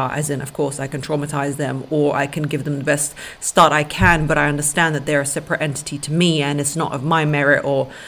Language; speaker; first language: English; early bilingual, other home language; Russian